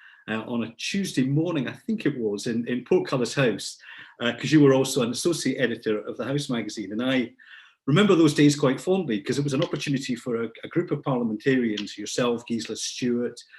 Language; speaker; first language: English; native; English